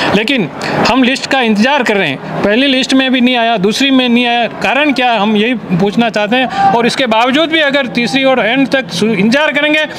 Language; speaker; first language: Hindi; native; Hindi